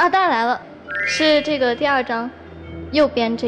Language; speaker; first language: Chinese; native; Chinese